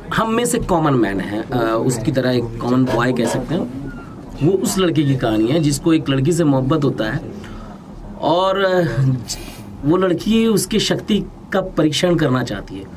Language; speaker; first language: Hindi; native; Hindi